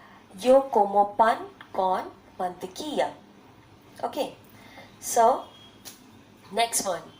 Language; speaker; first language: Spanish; non-native, learner; Bangla